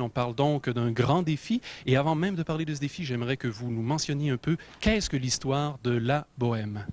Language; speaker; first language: French; native; French